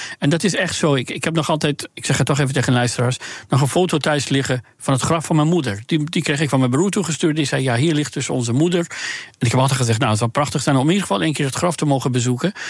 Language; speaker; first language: Dutch; non-native, fluent; Persian